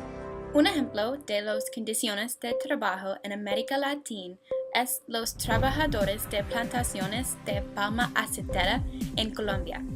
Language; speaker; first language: Spanish; non-native, learner; English